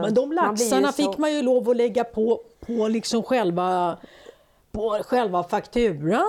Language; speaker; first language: Swedish; native; Swedish